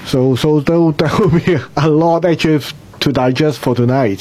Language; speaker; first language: English; non-native, local second language; Cantonese